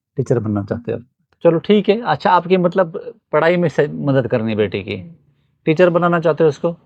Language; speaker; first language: Hindi; native; Hindi